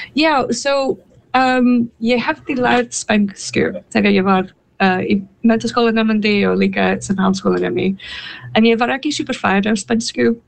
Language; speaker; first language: Icelandic; non-native, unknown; English